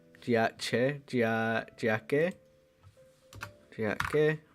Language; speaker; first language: Italian; non-native, learner; English